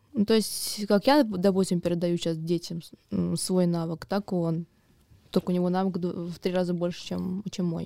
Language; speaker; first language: Russian; native; Russian